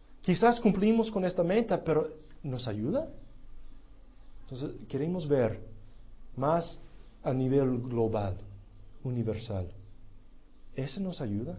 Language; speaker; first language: Spanish; non-native, fluent; English